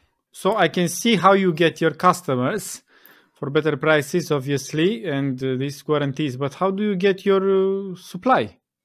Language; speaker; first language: English; non-native, fluent; Romanian